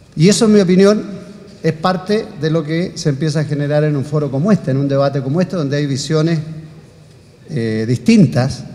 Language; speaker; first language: Spanish; native; Spanish